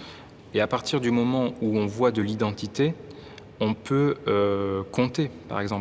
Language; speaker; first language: French; native; French